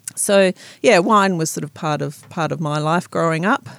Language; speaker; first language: English; native; English